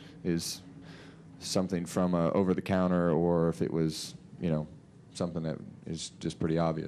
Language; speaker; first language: English; native; English